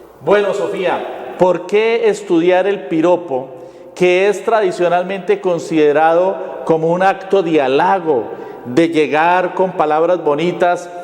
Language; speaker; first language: Spanish; native; Spanish